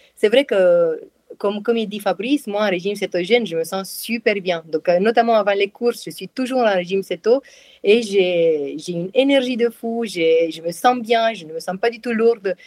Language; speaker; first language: French; non-native, fluent; Romanian